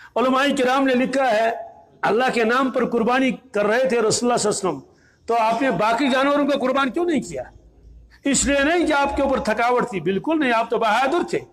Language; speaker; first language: Urdu; native; Urdu